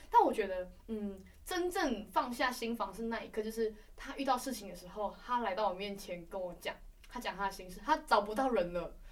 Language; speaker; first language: Chinese; native; Chinese